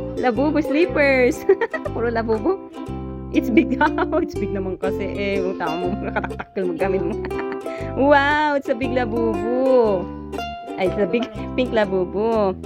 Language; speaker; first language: Filipino; native; Filipino